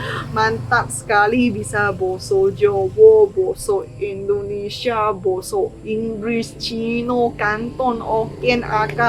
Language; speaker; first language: Indonesian; non-native, fluent; Chinese